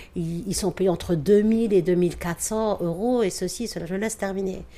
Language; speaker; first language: French; native; French